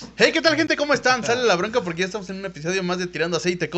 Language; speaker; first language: Spanish; native; Spanish